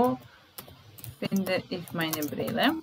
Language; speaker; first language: German; non-native, fluent; Serbian